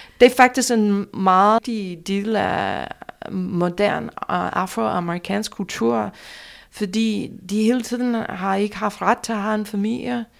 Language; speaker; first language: Danish; non-native, fluent; English